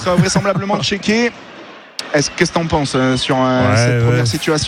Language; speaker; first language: French; native; French